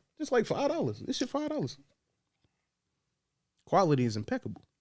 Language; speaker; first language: English; native; English